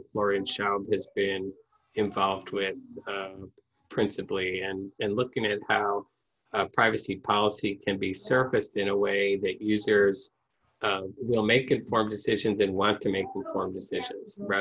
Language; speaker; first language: English; native; English